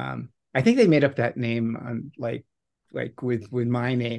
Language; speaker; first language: English; native; English